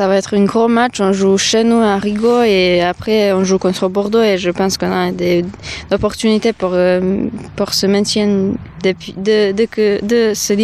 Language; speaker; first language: French; non-native, learner; Serbian